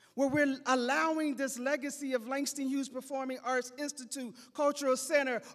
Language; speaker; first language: English; native; English